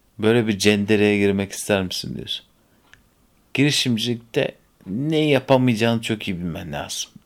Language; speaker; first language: Turkish; native; Turkish